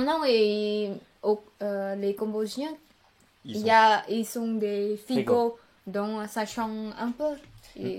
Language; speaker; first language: French; non-native, learner; Khmer